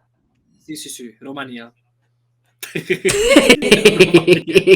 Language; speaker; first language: Italian; non-native, fluent; Romanian